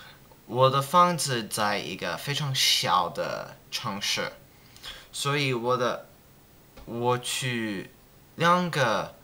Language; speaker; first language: Chinese; non-native, learner; English